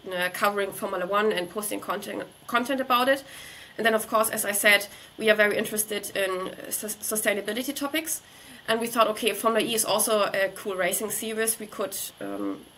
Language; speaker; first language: English; non-native, fluent; German